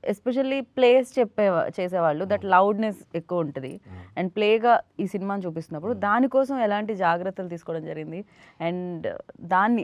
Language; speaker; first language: Telugu; native; Telugu